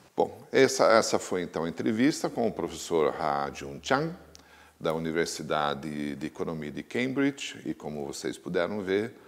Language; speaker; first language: Portuguese; native; Portuguese